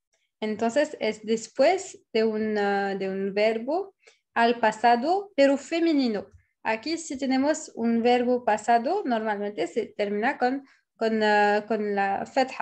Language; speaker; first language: Spanish; non-native, fluent; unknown